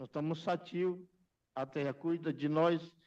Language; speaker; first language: Portuguese; non-native, local second language; Yanomámi